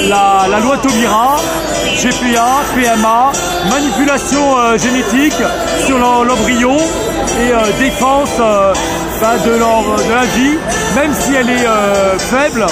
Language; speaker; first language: French; native; French